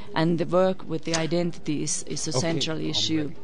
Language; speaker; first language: English; non-native, fluent; Finnish